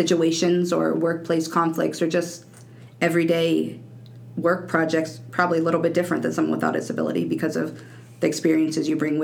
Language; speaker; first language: English; native; English